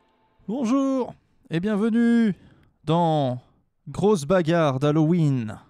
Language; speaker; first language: French; native; French